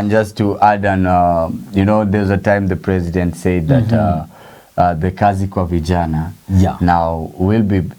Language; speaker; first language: English; non-native, local second language; Swahili